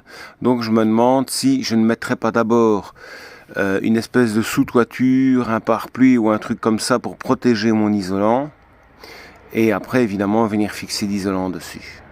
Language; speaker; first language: French; native; French